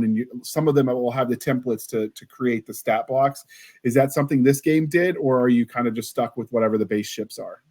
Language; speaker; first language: English; native; English